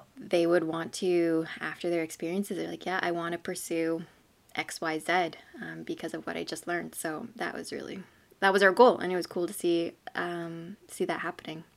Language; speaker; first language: English; native; English